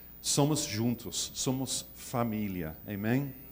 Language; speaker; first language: Portuguese; non-native, learner; English